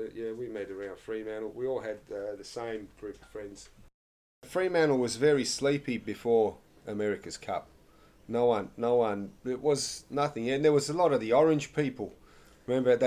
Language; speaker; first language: English; non-native, local second language; Croatian